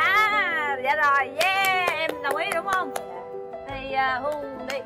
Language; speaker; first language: Vietnamese; native; Vietnamese